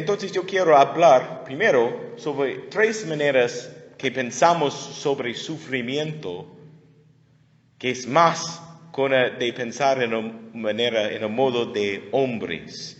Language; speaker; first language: Spanish; non-native, fluent; English